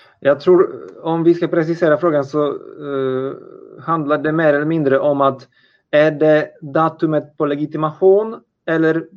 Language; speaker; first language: Swedish; non-native, fluent; Polish